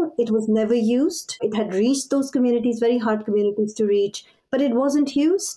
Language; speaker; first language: English; non-native, local second language; Pashto